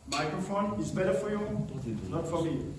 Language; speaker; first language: English; non-native, learner; French